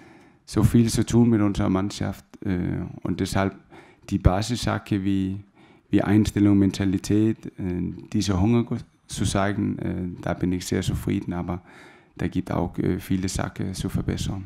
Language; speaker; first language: German; non-native, fluent; Danish